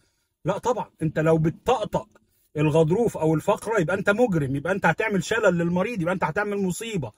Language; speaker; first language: Arabic; native; Arabic